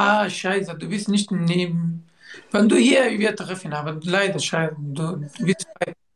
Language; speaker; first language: German; non-native, learner; Turkish